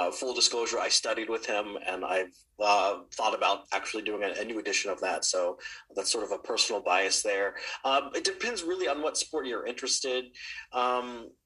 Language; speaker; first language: English; native; English